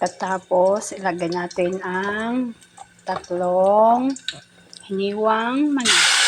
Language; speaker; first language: Filipino; non-native, local second language; Cebuano